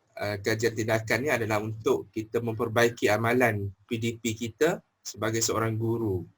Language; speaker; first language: Malay; native; Malay